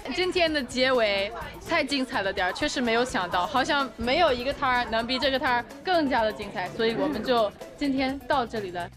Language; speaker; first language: Chinese; non-native, fluent; English